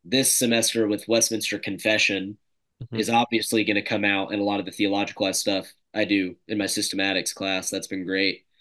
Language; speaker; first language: English; native; English